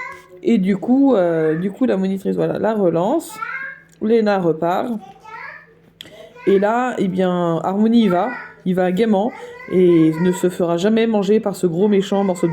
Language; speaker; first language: French; native; French